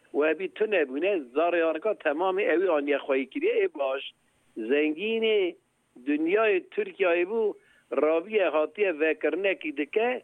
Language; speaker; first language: Kurdish; native; Kurdish